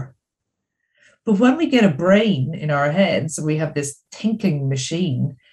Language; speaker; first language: English; native; English